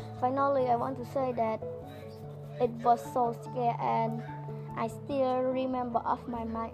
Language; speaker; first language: English; non-native, learner; Khmer